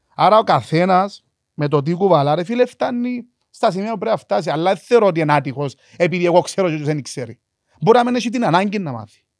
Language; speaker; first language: Greek; native; Greek